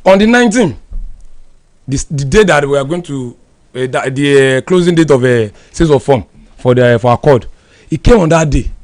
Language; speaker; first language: English; non-native, local second language; Yoruba